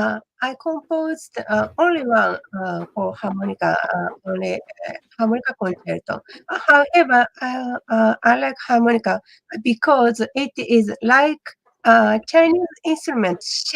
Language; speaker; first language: English; non-native, learner; Japanese